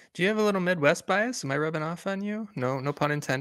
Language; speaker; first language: English; native; English